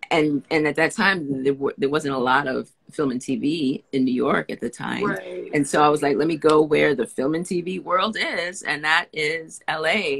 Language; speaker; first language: English; native; English